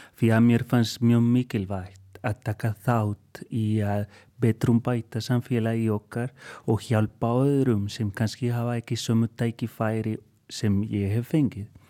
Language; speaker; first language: Icelandic; non-native, fluent; Spanish